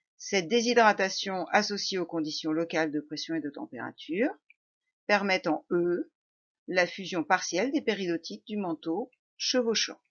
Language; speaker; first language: French; native; French